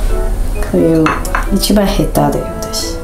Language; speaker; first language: Japanese; non-native, fluent; Chinese